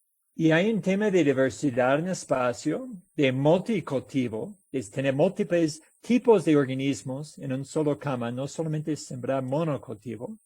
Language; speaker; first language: Spanish; non-native, fluent; English